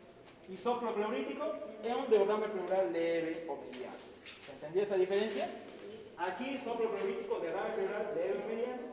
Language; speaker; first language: Spanish; native; Spanish